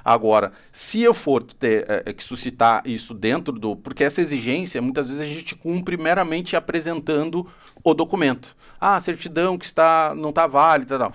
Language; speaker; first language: Portuguese; native; Portuguese